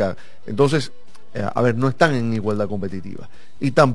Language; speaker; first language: Spanish; native; Spanish